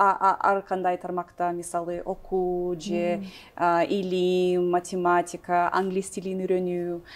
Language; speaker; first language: Kyrgyz; non-native, learner; English